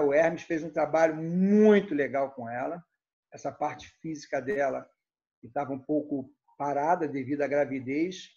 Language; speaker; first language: Portuguese; native; Portuguese